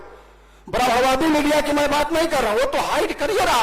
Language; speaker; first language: Hindi; native; Hindi